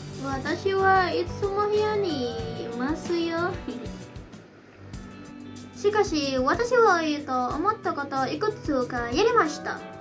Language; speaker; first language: Japanese; non-native, learner; Indonesian